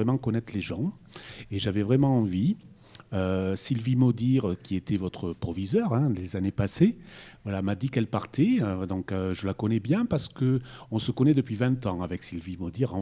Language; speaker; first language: French; native; French